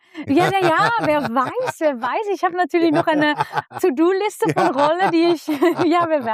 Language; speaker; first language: German; non-native, fluent; Dutch